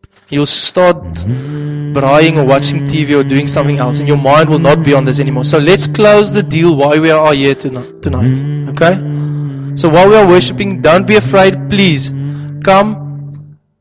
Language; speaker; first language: English; non-native, local second language; Afrikaans